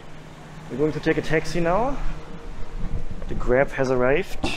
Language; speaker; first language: English; non-native, fluent; German